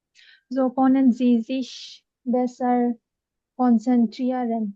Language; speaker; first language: German; non-native, learner; Bangla